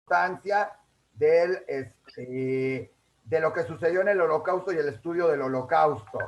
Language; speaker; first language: Spanish; native; Spanish